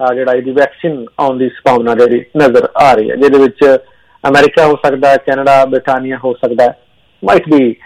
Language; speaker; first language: Punjabi; native; Punjabi